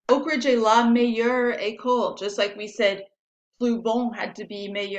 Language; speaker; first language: French; non-native, fluent; English